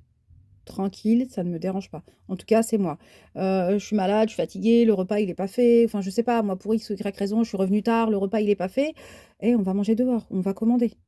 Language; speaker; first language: French; native; French